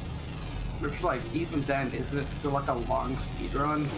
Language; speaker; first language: English; native; English